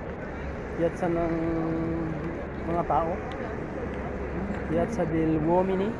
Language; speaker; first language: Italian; non-native, learner; Filipino